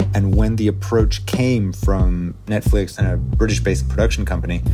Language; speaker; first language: English; native; English